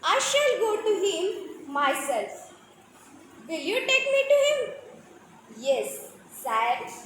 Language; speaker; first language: English; non-native, local second language; Marathi